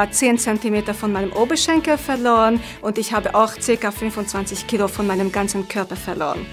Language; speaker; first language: German; non-native, fluent; Hungarian